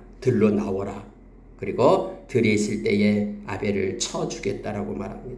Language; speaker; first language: Korean; native; Korean